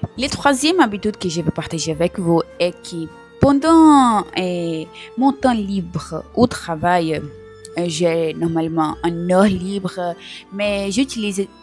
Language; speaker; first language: French; non-native, learner; Portuguese